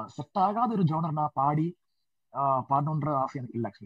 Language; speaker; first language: Tamil; non-native, local second language; Malayalam